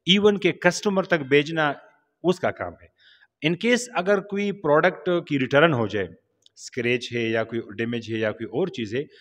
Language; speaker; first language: Urdu; non-native, local second language; Pashto